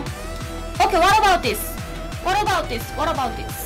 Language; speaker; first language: English; non-native, learner; Korean